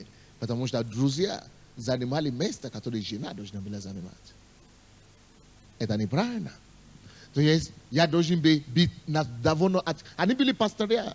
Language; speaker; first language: Russian; non-native, fluent; Yoruba